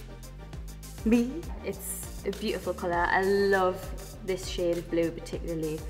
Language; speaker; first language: English; native; English